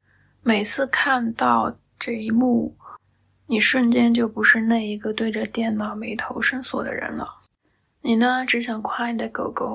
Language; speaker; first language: Chinese; native; Chinese